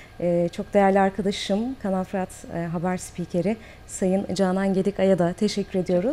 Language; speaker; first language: Turkish; native; Turkish